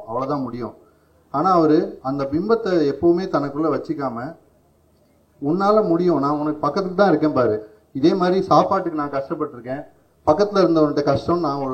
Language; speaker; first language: Tamil; native; Tamil